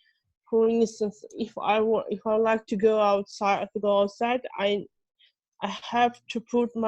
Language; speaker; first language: English; non-native, fluent; Russian